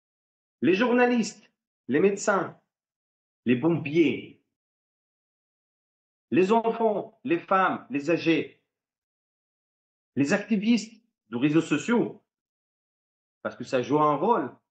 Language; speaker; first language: French; non-native, fluent; Arabic